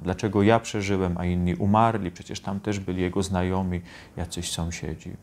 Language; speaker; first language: Polish; native; Polish